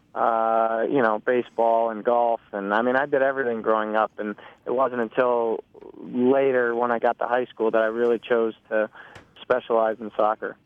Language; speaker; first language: English; native; English